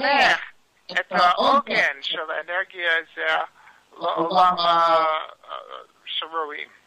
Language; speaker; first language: Hebrew; non-native, learner; English